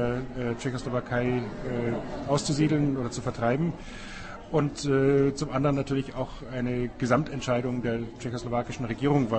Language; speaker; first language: German; native; German